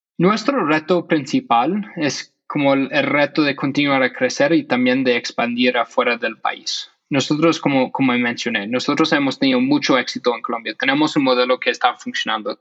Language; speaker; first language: Spanish; non-native, fluent; English